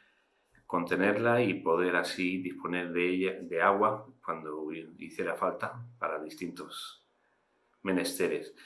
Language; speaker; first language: Spanish; native; Spanish